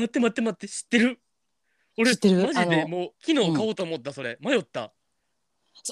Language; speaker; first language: Japanese; native; Japanese